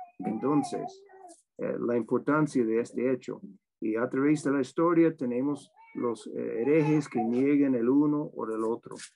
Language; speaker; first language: Spanish; non-native, fluent; English